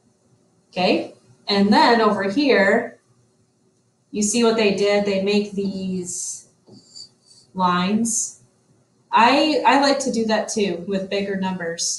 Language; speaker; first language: English; native; English